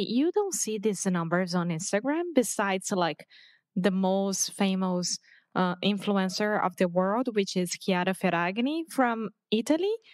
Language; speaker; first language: English; non-native, fluent; Portuguese